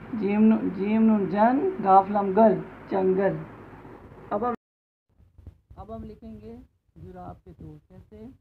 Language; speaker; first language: Urdu; non-native, local second language; Punjabi